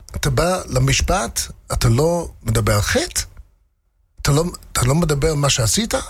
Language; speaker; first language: Hebrew; non-native, fluent; English